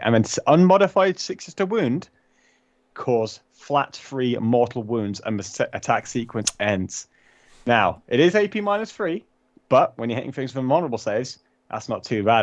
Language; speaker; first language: English; native; English